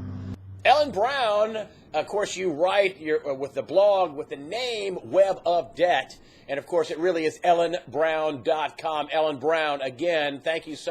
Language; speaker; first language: English; native; English